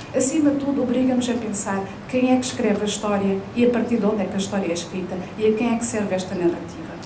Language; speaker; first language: Portuguese; native; Portuguese